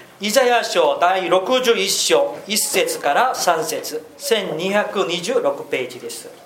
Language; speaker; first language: Japanese; non-native, fluent; Korean